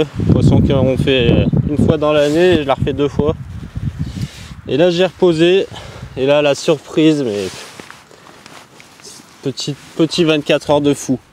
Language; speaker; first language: French; native; French